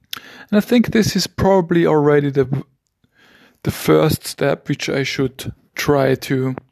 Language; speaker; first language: English; non-native, fluent; German